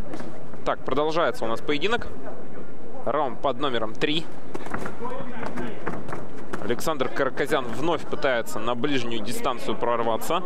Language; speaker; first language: Russian; native; Russian